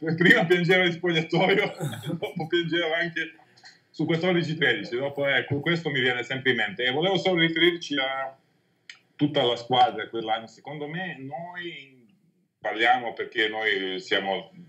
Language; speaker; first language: Italian; non-native, fluent; Serbian